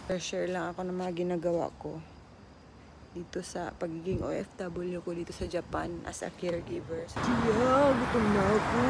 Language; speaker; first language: Filipino; native; Filipino